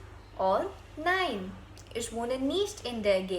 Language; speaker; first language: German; non-native, learner; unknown